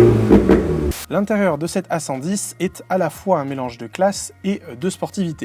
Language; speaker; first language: French; native; French